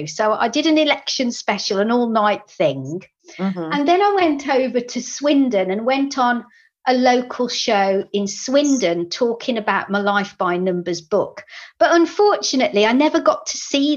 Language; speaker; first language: English; native; English